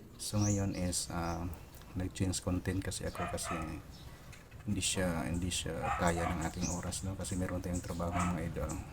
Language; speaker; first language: Filipino; non-native, local second language; Cebuano